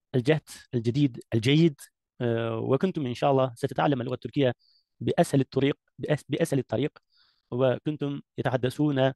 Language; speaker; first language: Arabic; non-native, learner; Turkish